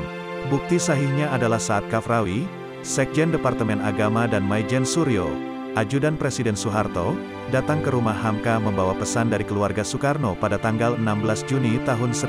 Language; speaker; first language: Indonesian; native; Indonesian